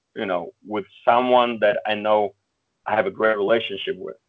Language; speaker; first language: English; early bilingual, other home language; Russian